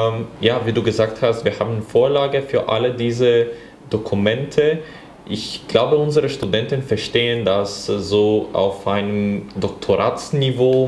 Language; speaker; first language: German; non-native, fluent; Bulgarian